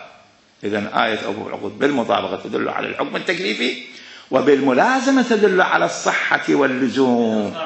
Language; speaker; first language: Arabic; native; Arabic